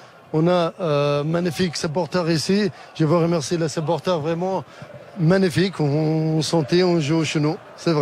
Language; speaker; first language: French; non-native, learner; Spanish